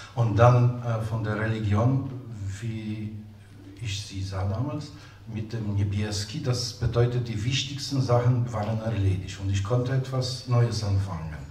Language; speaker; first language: German; non-native, fluent; Polish